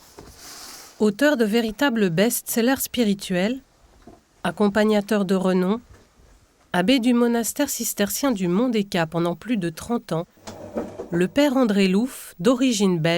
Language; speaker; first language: French; native; French